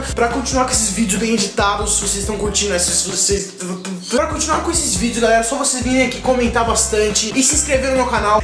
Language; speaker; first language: Portuguese; native; Portuguese